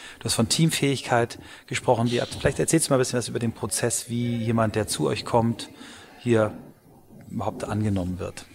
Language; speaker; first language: German; native; German